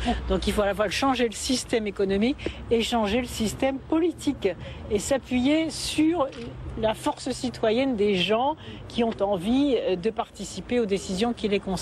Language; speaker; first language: French; native; French